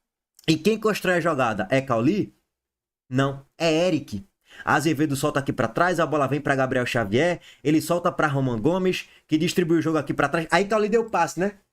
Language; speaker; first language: Portuguese; native; Portuguese